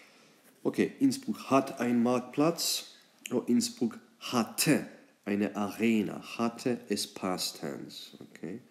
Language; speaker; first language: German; non-native, fluent; English